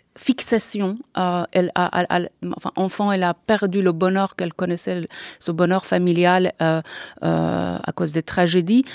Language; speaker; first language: French; non-native, fluent; Persian